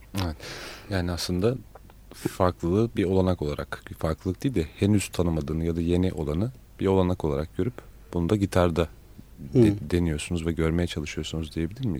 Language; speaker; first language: Turkish; native; Turkish